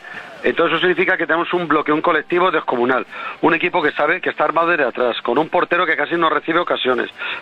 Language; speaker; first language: Spanish; native; Spanish